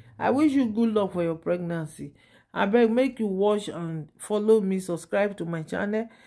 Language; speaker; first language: Nigerian Pidgin; native; Nigerian Pidgin